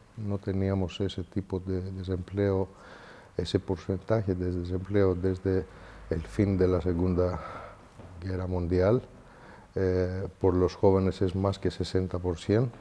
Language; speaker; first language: Spanish; non-native, fluent; Greek